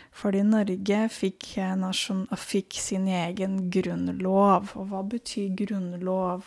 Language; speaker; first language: Norwegian; non-native, fluent; Romanian